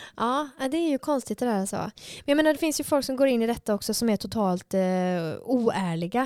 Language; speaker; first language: Swedish; native; Swedish